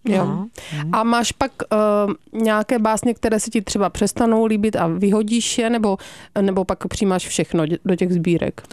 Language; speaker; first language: Czech; native; Czech